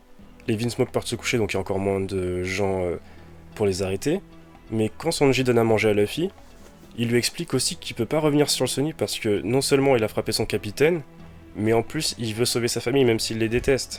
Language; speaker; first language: French; native; French